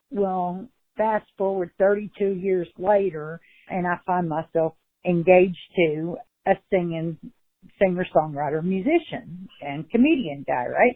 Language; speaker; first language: English; native; English